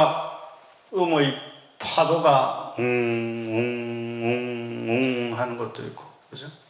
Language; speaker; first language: Korean; native; Korean